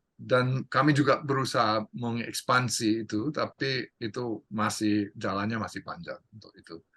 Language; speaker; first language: Indonesian; non-native, fluent; English